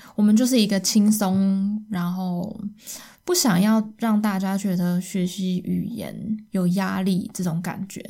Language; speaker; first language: Chinese; native; Chinese